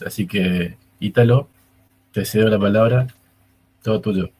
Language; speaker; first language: Spanish; native; Spanish